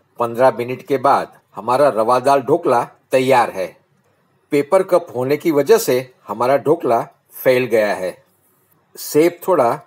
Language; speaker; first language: Hindi; non-native, local second language; Gujarati